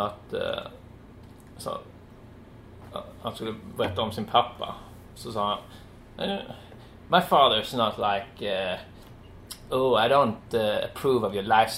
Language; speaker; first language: Swedish; native; Swedish